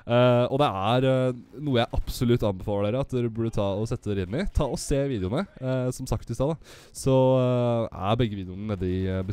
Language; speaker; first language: Norwegian; native; Norwegian